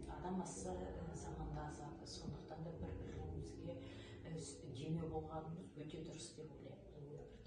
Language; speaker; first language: Kazakh; non-native, local second language; Ukrainian